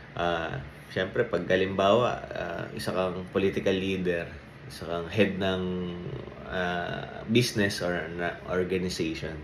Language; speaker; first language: Filipino; native; Filipino